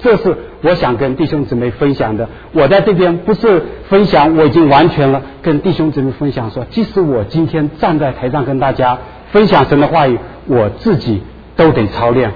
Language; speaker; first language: Chinese; native; Chinese